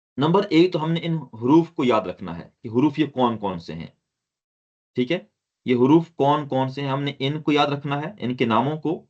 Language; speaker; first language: Urdu; non-native, local second language; Sindhi